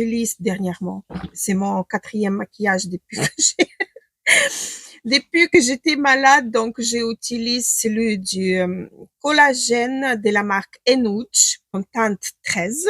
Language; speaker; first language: French; non-native, fluent; Ukrainian